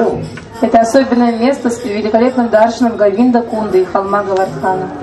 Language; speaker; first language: Russian; native; Russian